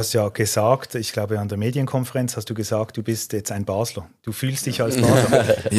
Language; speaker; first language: German; native; German